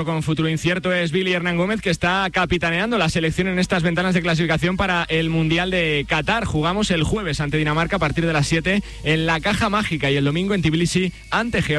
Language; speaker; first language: Spanish; native; Spanish